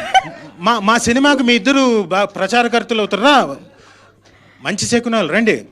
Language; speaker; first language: Telugu; native; Telugu